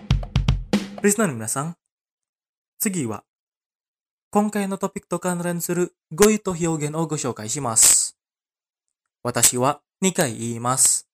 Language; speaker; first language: Japanese; non-native, fluent; Indonesian